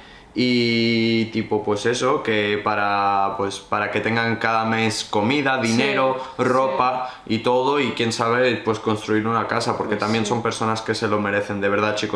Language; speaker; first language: Spanish; native; Spanish